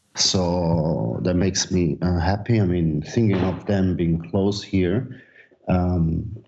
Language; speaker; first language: English; non-native, fluent; Italian